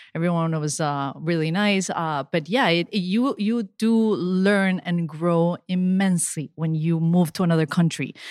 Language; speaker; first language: English; early bilingual, other home language; Spanish